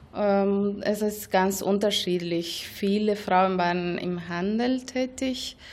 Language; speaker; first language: German; non-native, fluent; Spanish